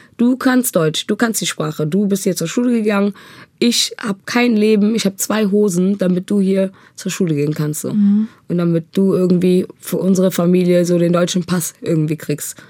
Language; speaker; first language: German; early bilingual, other home language; Tigrinya